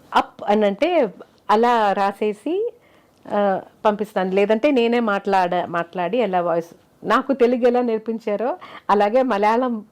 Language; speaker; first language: Telugu; non-native, fluent; Malayalam